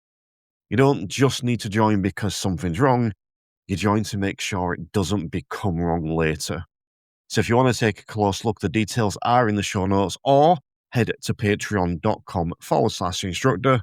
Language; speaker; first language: English; native; English